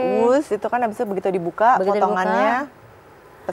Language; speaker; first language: Indonesian; native; Indonesian